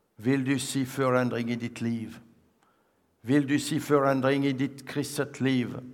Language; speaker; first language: Swedish; non-native, fluent; French